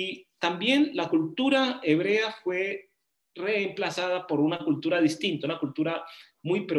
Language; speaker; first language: Spanish; native; Spanish